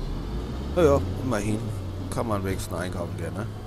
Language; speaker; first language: German; native; German